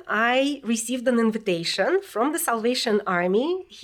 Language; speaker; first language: English; non-native, fluent; Russian